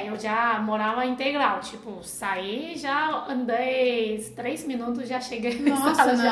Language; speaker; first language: Portuguese; non-native, fluent; Chinese